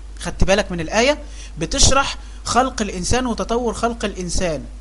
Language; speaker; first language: Arabic; native; Arabic